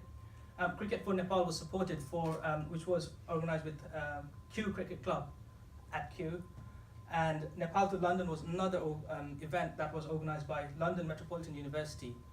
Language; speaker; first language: English; non-native, fluent; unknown